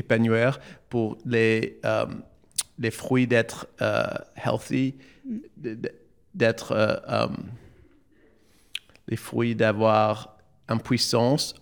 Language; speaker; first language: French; non-native, learner; English